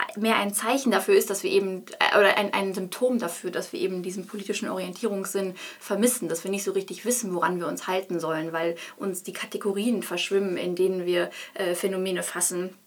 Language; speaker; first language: German; native; German